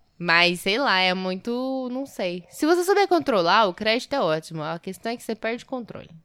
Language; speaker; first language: Portuguese; native; Portuguese